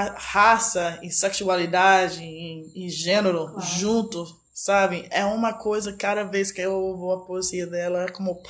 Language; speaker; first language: Portuguese; non-native, fluent; English